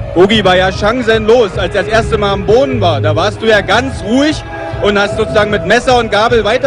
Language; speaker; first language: German; native; German